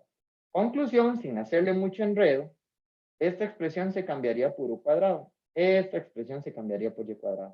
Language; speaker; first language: Spanish; native; Spanish